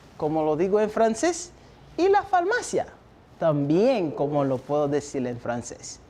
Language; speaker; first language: Spanish; non-native, fluent; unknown